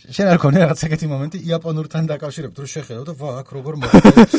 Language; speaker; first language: Georgian; native; Georgian